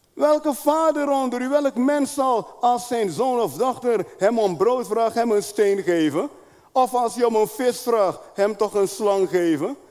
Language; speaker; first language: Dutch; non-native, fluent; Spanish